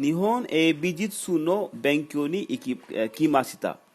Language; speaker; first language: Japanese; non-native, fluent; Hindi